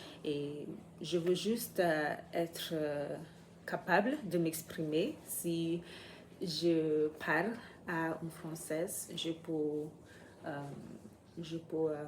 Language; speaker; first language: French; non-native, fluent; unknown